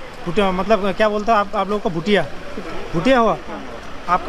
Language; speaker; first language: Hindi; non-native, learner; Bangla